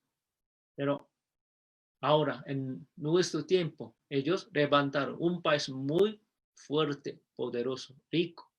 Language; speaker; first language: Spanish; non-native, fluent; Korean